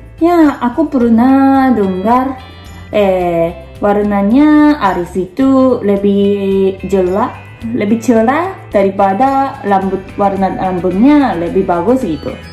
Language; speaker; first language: Indonesian; non-native, learner; Japanese